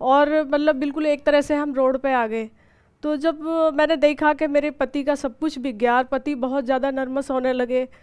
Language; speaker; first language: Hindi; native; Hindi